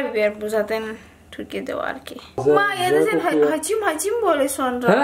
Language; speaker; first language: Turkish; non-native, learner; Indonesian